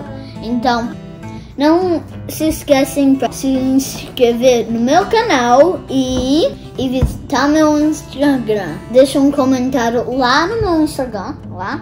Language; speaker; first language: Portuguese; early bilingual, heritage; Portuguese